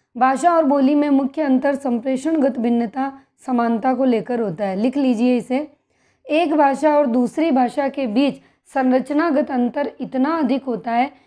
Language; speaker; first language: Hindi; native; Hindi